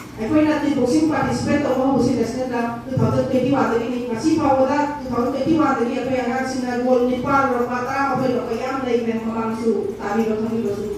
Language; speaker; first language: Manipuri; native; Manipuri